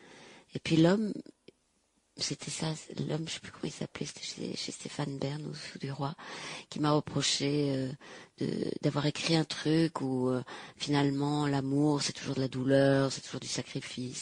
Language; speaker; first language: French; native; French